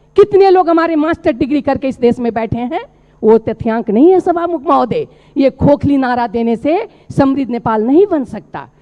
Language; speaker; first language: Hindi; non-native, local second language; Maithili